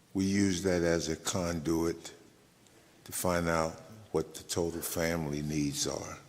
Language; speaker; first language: English; native; English